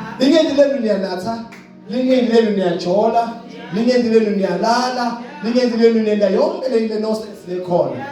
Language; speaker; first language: Zulu; non-native, local second language; Swati